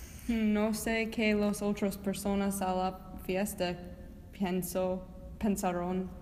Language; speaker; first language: Spanish; non-native, learner; English